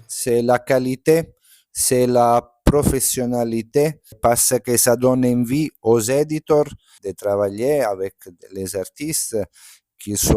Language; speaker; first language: French; non-native, fluent; Italian